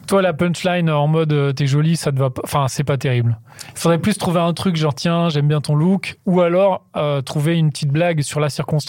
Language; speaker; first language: French; native; French